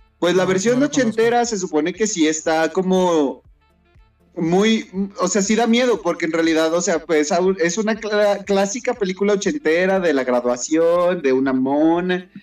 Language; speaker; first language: Spanish; native; Spanish